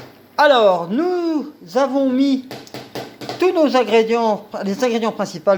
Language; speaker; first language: French; native; French